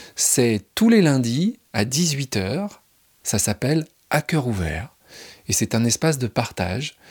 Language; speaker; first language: French; native; French